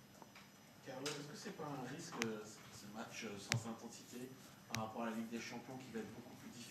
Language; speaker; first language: French; native; French